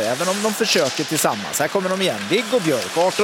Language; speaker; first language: Swedish; native; Swedish